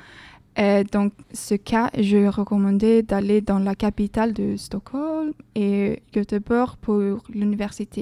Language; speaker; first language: French; non-native, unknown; Swedish